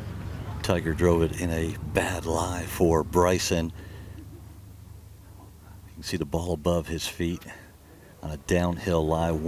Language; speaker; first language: English; native; English